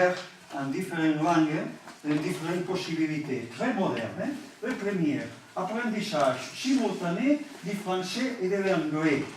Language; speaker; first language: French; non-native, learner; Catalan